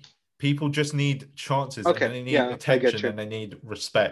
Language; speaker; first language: English; native; English